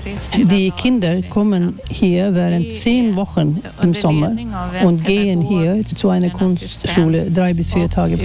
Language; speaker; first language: German; non-native, fluent; Swedish